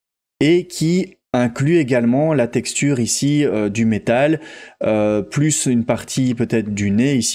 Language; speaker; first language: French; native; French